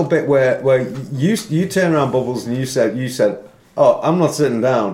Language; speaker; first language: English; native; English